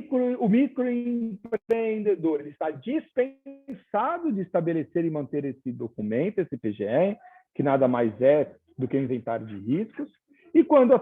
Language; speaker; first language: Portuguese; native; Portuguese